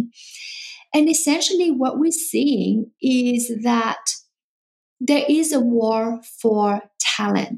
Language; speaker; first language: English; non-native, fluent; French